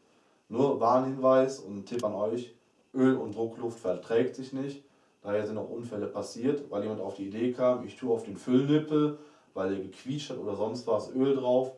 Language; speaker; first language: German; native; German